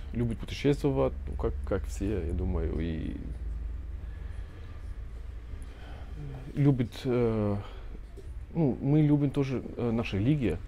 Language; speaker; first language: Russian; non-native, learner; Albanian